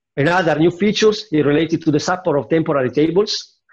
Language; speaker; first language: English; non-native, fluent; Italian